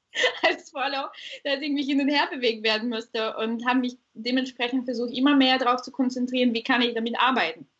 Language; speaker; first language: German; non-native, fluent; Bulgarian